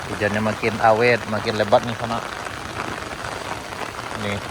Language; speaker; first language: Indonesian; non-native, local second language; Minangkabau